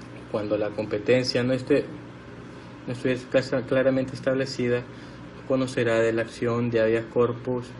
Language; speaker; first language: Spanish; native; Spanish